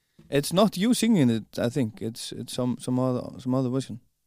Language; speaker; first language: English; non-native, fluent; Icelandic